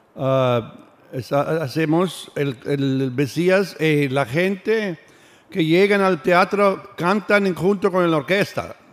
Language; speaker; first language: Spanish; non-native, learner; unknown